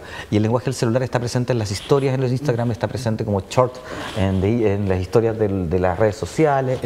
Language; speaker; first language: Spanish; native; Spanish